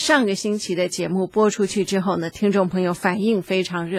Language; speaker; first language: Chinese; native; Chinese